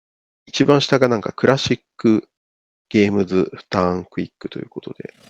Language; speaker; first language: Japanese; native; Japanese